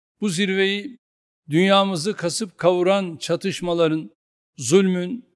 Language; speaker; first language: Turkish; native; Turkish